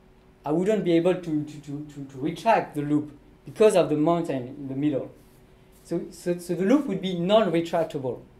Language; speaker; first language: English; non-native, fluent; French